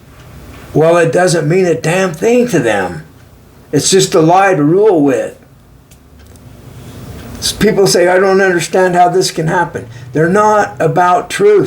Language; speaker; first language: English; native; English